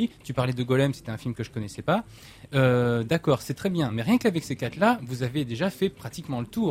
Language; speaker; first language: French; native; French